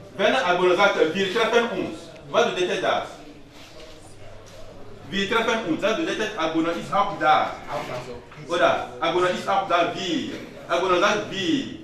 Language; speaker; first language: German; non-native, learner; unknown